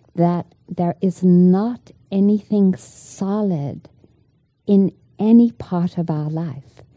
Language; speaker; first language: English; native; English